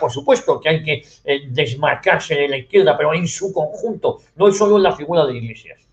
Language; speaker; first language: Spanish; native; Spanish